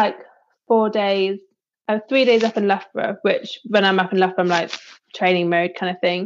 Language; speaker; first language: English; native; English